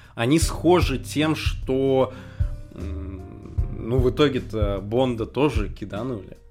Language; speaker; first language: Russian; native; Russian